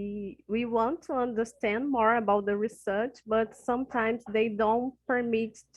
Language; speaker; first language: English; non-native, learner; Portuguese